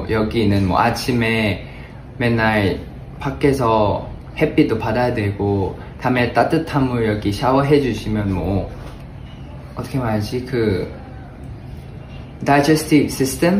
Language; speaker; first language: Korean; non-native, fluent; Thai